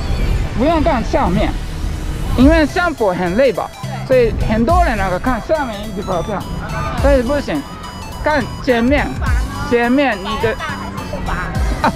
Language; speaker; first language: Chinese; non-native, learner; Japanese